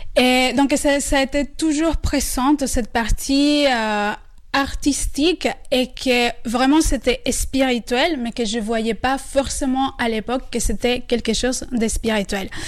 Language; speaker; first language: French; non-native, fluent; Spanish